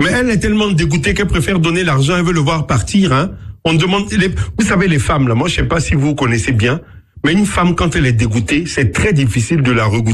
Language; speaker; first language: French; non-native, local second language; Akan